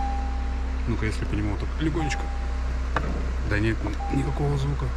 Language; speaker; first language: Russian; native; Russian